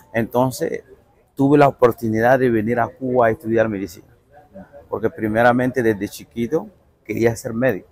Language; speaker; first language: Spanish; non-native, fluent; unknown